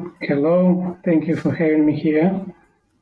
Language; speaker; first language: English; non-native, learner; Ukrainian